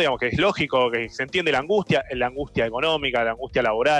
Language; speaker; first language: Spanish; native; Spanish